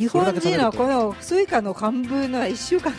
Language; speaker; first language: Japanese; non-native, fluent; Russian